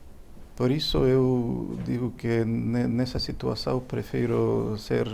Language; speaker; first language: Portuguese; non-native, fluent; Ukrainian